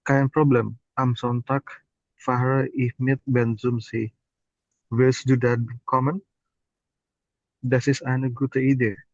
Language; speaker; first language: German; non-native, learner; Indonesian